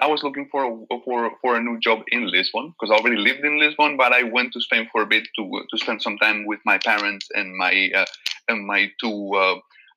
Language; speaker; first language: English; non-native, fluent; Catalan